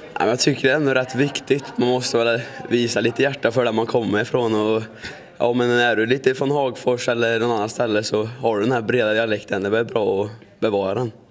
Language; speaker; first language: Swedish; native; Swedish